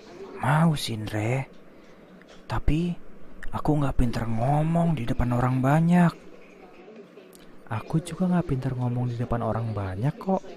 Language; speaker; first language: Indonesian; native; Indonesian